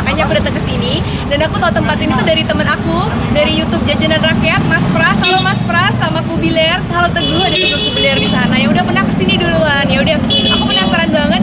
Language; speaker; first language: Indonesian; native; Indonesian